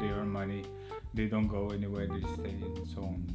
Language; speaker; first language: English; non-native, fluent; Lithuanian